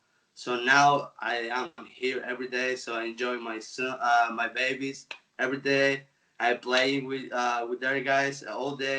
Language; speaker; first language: English; non-native, local second language; Spanish